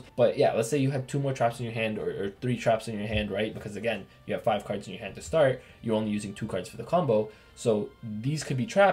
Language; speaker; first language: English; native; English